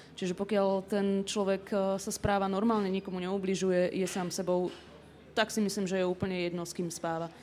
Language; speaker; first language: Slovak; native; Slovak